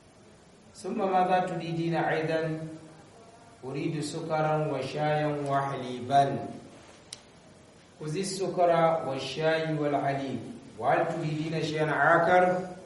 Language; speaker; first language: Arabic; non-native, fluent; Hausa